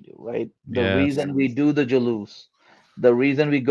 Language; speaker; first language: English; native; English